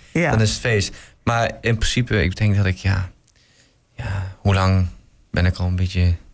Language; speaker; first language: Dutch; native; Dutch